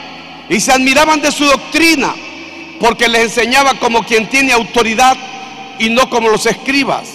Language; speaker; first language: Spanish; native; Spanish